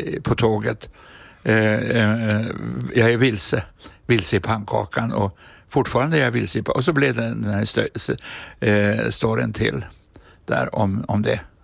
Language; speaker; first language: Swedish; native; Swedish